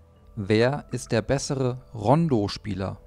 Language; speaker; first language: German; native; German